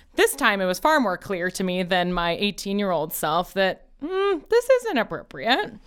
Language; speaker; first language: English; early bilingual, other home language; Persian